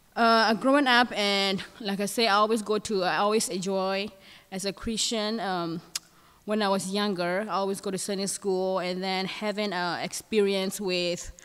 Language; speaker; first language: English; non-native, fluent; Thai